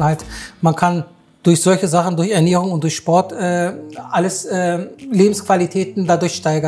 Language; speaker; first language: German; native; German